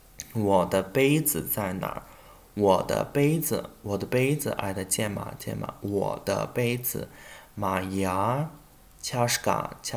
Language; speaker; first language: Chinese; non-native, fluent; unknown